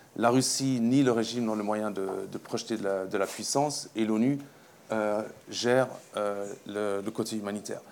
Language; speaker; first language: French; native; French